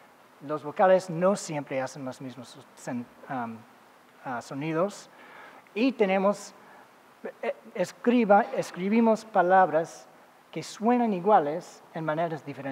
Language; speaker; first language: Spanish; non-native, fluent; English